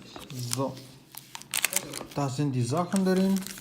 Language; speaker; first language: German; non-native, learner; Urdu